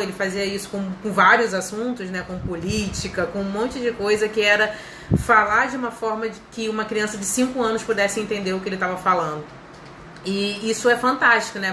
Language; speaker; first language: Portuguese; native; Portuguese